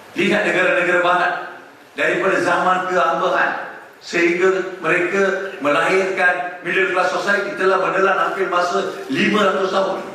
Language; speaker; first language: Malay; non-native, local second language; Tamil